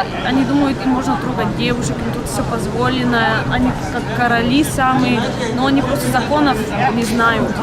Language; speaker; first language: Russian; early bilingual, other home language; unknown